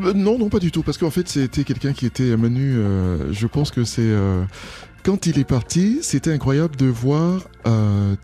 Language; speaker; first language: French; non-native, local second language; Duala